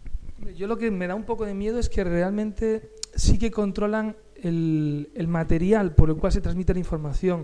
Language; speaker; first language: Spanish; native; Spanish